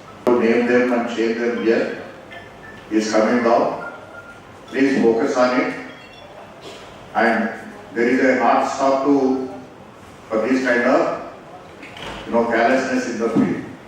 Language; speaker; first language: English; non-native, local second language; Telugu